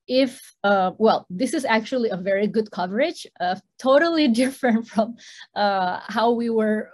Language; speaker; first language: English; non-native, fluent; Indonesian